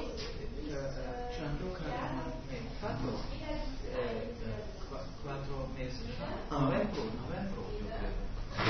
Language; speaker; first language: Italian; non-native, learner; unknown